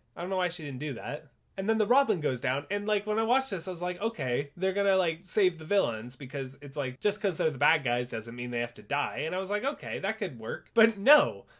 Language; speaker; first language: English; native; English